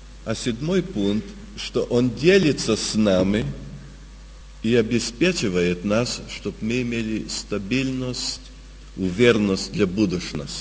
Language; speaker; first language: Russian; early bilingual, heritage; Russian